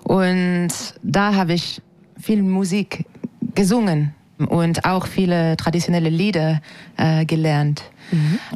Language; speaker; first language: German; non-native, fluent; French